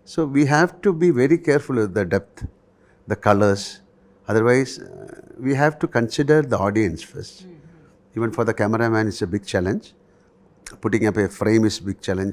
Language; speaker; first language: English; non-native, local second language; Malayalam